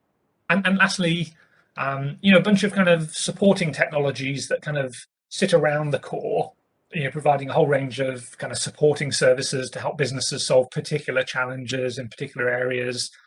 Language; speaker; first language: English; native; English